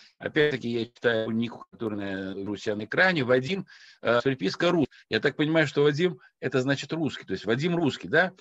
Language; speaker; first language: Russian; non-native, local second language; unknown